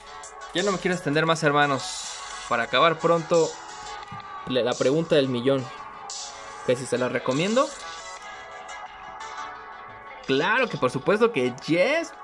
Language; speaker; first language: Spanish; native; Spanish